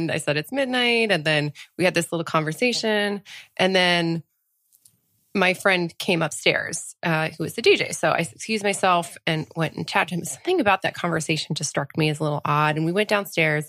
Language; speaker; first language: English; early bilingual, other home language; French